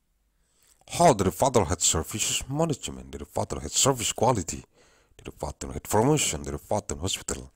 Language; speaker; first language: English; non-native, learner; Indonesian